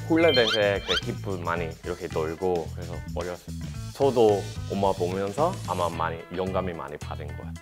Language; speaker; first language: Korean; non-native, fluent; English